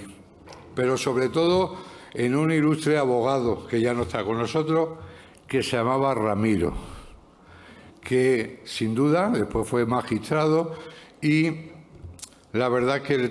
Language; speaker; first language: Spanish; native; Spanish